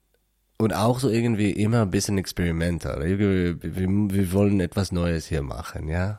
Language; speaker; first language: German; non-native, learner; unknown